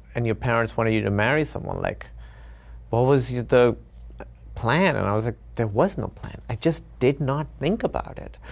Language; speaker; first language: English; non-native, local second language; Urdu